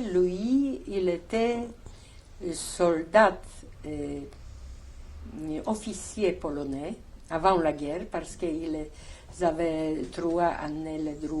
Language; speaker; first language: French; non-native, learner; Polish